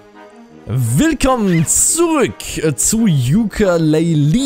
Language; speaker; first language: German; native; German